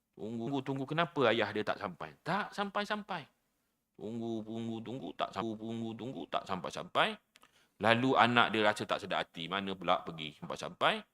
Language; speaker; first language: Malay; native; Malay